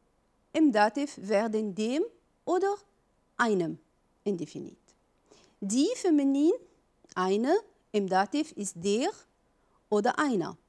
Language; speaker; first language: German; non-native, fluent; Arabic